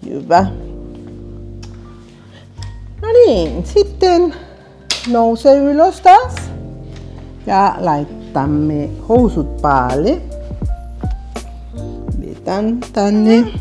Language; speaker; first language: Finnish; non-native, learner; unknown